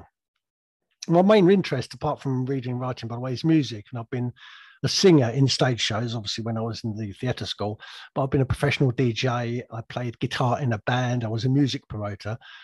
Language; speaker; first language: English; native; English